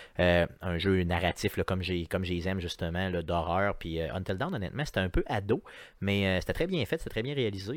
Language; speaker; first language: French; native; French